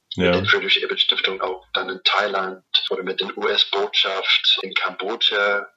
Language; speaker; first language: German; non-native, fluent; English